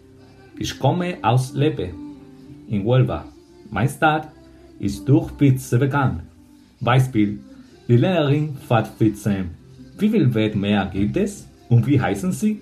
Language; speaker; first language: German; non-native, learner; Spanish